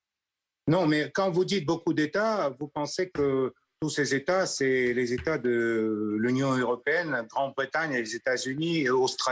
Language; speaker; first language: French; non-native, fluent; Russian